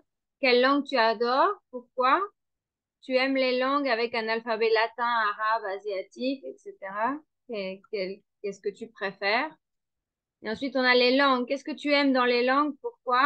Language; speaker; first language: French; non-native, fluent; Spanish